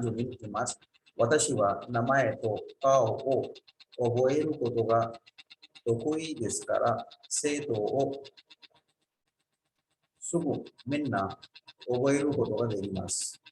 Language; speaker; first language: Japanese; non-native, fluent; Urdu